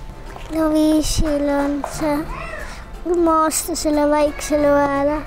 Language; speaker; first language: Estonian; native; Estonian